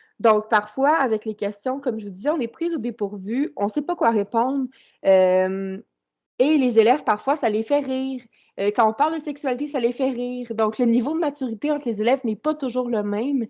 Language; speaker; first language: French; native; French